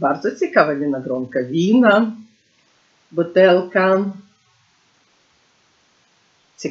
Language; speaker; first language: Polish; non-native, learner; Ukrainian